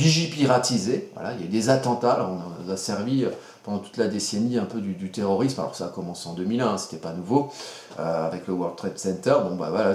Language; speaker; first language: French; native; French